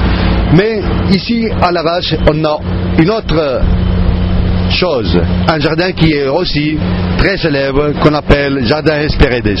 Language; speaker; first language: French; non-native, fluent; Arabic